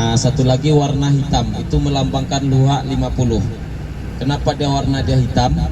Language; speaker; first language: Malay; non-native, local second language; Minangkabau